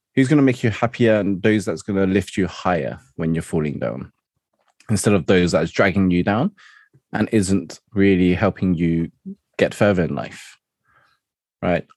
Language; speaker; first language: English; non-native, local second language; Cantonese